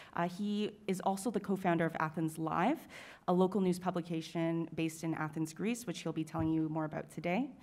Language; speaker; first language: English; native; English